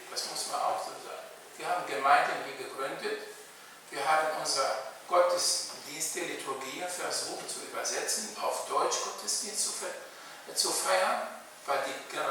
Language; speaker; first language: German; non-native, fluent; Arabic